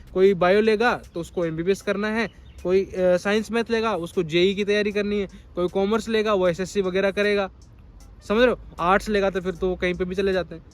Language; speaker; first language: Hindi; native; Hindi